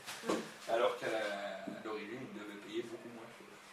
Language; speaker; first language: French; native; French